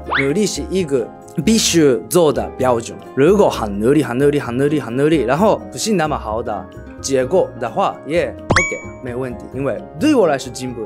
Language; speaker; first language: Chinese; non-native, learner; Japanese